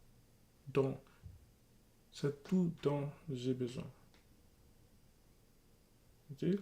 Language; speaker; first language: French; non-native, learner; English